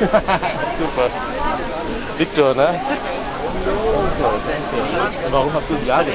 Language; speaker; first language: German; non-native, learner; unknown